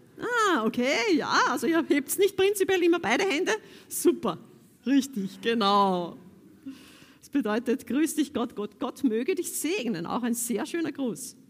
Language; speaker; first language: German; native; German